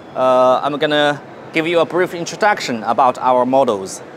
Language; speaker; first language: English; non-native, learner; Chinese